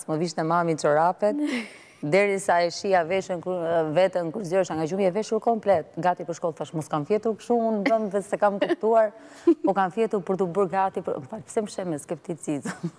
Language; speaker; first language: Albanian; native; Albanian